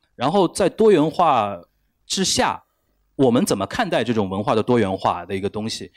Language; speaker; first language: Chinese; native; Chinese